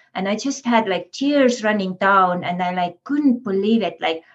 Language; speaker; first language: English; non-native, fluent; Estonian